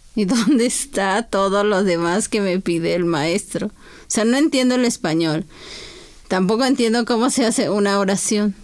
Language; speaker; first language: Spanish; non-native, local second language; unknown